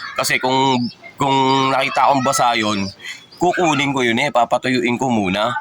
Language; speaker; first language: Filipino; native; Filipino